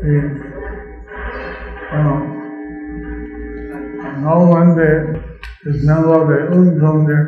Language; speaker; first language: Spanish; non-native, learner; English